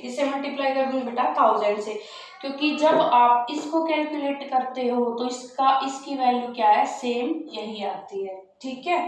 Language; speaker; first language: Hindi; native; Hindi